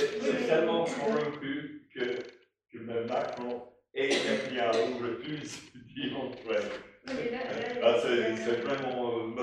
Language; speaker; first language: French; non-native, fluent; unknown